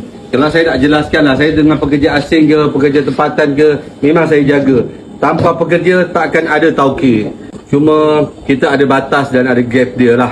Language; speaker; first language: Malay; native; Malay